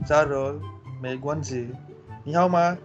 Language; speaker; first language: Chinese; non-native, learner; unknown